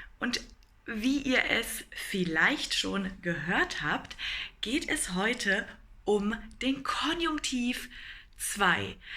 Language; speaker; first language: German; native; German